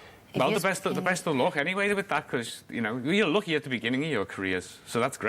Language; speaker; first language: English; native; English